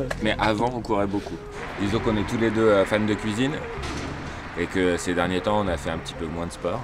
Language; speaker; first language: French; native; French